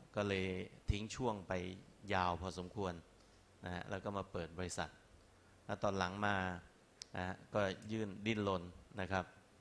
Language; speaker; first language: Thai; non-native, local second language; Chinese